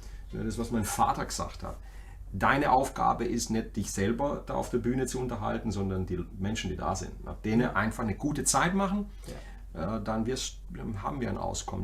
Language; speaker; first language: German; native; German